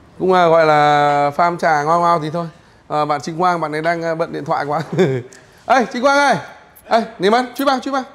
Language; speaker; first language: Vietnamese; native; Vietnamese